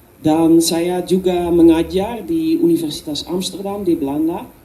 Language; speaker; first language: Indonesian; non-native, learner; Dutch